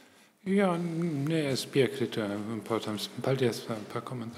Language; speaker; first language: Latvian; non-native, learner; German